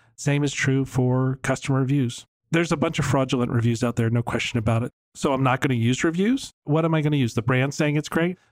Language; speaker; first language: English; native; English